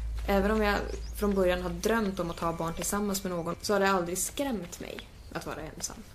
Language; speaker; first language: Swedish; native; Swedish